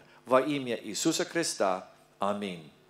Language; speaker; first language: Russian; non-native, learner; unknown